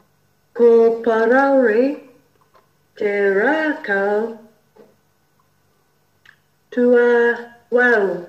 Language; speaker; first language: Māori; non-native, learner; English